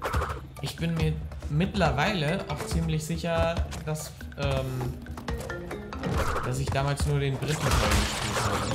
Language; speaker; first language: German; native; German